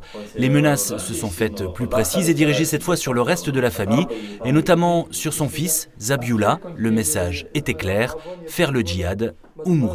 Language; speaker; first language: French; native; French